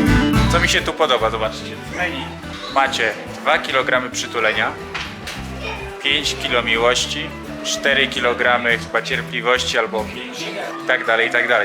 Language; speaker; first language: Polish; native; Polish